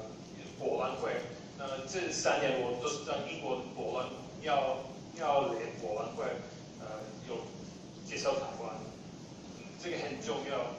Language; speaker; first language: Chinese; non-native, fluent; English